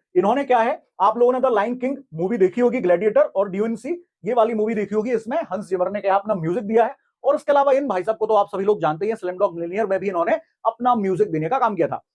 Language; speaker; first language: Hindi; native; Hindi